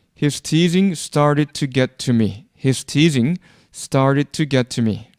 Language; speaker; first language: English; non-native, fluent; Korean